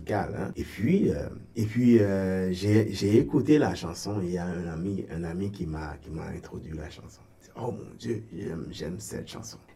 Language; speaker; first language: French; native; French